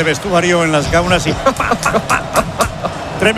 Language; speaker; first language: Spanish; native; Spanish